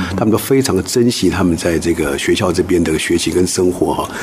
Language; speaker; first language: Chinese; native; Chinese